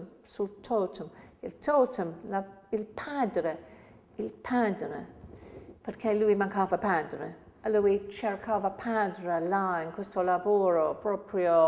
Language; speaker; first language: Italian; non-native, fluent; English